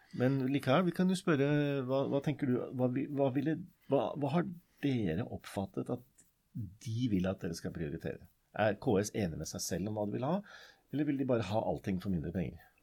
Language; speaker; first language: Norwegian; native; Norwegian